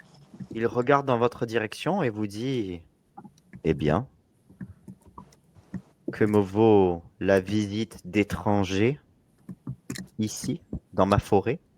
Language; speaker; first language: French; native; French